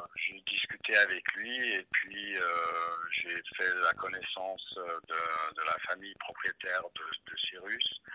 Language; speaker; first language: French; native; French